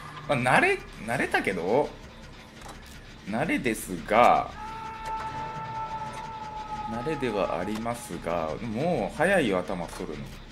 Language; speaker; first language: Japanese; native; Japanese